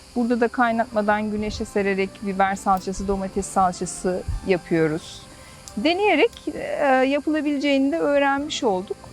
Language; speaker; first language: Turkish; native; Turkish